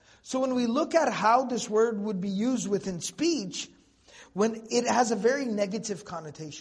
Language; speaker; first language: English; native; English